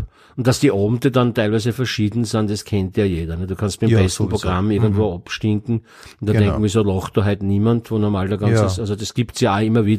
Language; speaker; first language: German; native; German